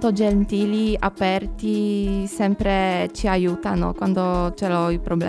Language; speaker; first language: Italian; non-native, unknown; Polish